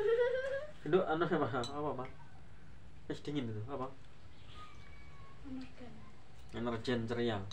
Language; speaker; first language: Indonesian; non-native, local second language; Javanese